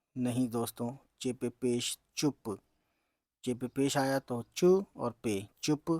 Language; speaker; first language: Hindi; native; Hindi